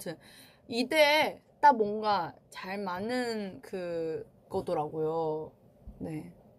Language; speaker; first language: Korean; non-native, fluent; Chinese